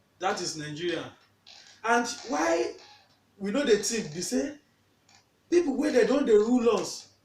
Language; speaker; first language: Nigerian Pidgin; non-native, local second language; Yoruba